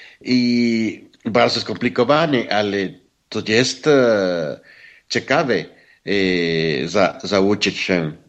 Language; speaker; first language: Polish; non-native, learner; Spanish